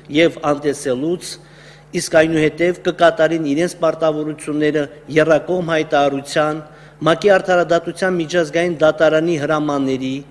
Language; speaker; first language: Armenian; native; Armenian